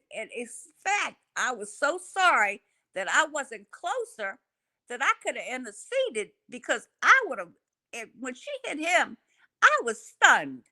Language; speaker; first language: English; native; English